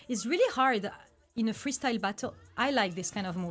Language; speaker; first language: English; non-native, fluent; French